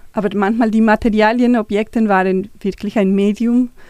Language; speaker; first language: German; non-native, fluent; Spanish